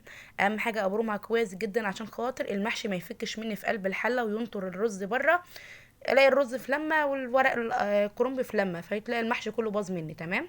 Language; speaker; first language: Arabic; native; Arabic